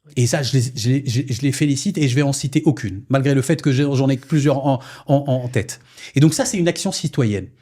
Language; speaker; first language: French; non-native, local second language; Arabic